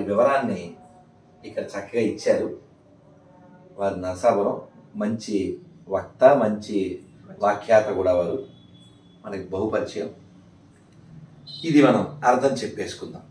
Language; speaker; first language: Telugu; native; Telugu